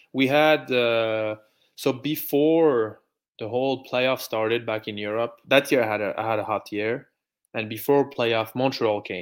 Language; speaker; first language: English; non-native, fluent; French